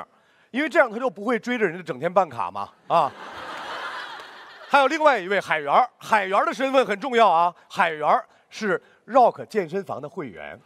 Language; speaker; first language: Chinese; native; Chinese